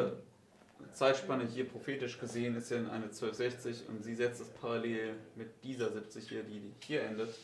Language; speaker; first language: German; native; German